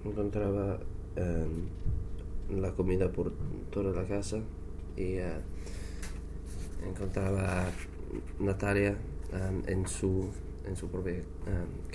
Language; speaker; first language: Spanish; non-native, learner; English